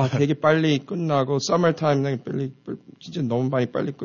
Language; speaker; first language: Korean; early bilingual, heritage; Korean